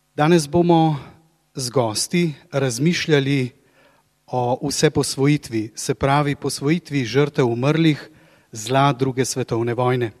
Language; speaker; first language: Slovenian; native; Slovenian